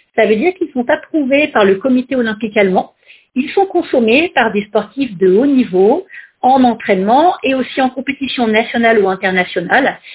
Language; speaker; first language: French; native; French